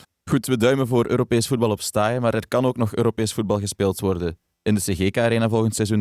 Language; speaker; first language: Dutch; native; Dutch